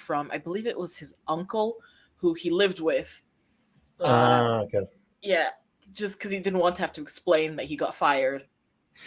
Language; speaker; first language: English; native; English